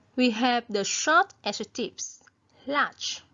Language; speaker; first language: English; non-native, fluent; Vietnamese